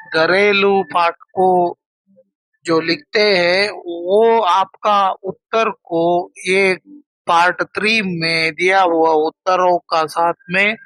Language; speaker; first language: Hindi; non-native, local second language; Kannada